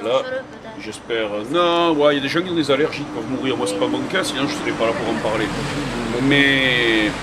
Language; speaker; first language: French; native; French